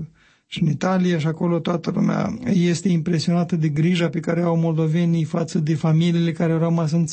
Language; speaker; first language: Romanian; native; Romanian